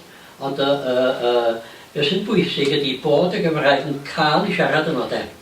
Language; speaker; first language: Welsh; native; Welsh